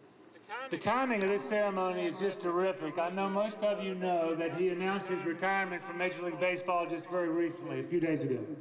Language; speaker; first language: English; native; English